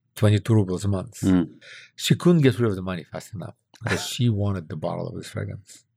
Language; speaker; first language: English; early bilingual, other home language; Russian